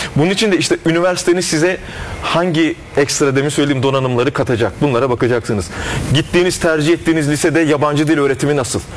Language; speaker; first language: Turkish; native; Turkish